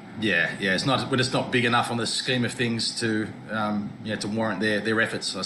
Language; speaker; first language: English; native; English